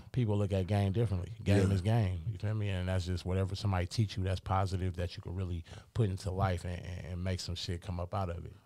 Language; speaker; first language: English; native; English